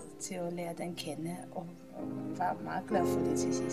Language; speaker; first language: Danish; non-native, fluent; Armenian